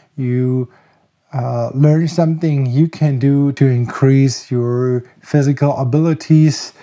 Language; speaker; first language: English; non-native, fluent; German